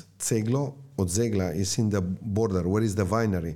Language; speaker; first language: English; non-native, learner; Slovenian